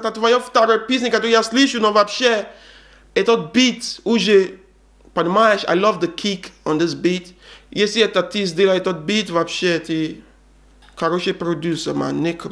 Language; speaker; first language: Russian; non-native, learner; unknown